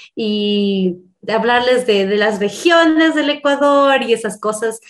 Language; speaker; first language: Spanish; non-native, local second language; Quechua